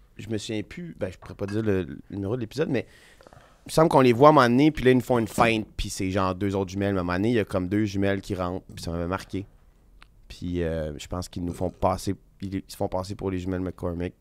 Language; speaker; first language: French; native; French